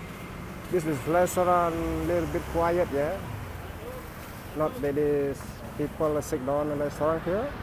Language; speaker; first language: English; non-native, learner; Indonesian